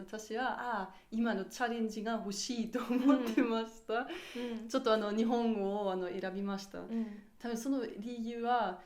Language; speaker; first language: Japanese; non-native, learner; German